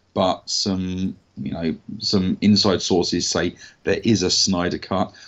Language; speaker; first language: English; native; English